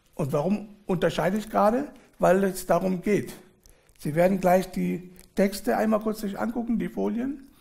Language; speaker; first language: German; early bilingual, other home language; Arabic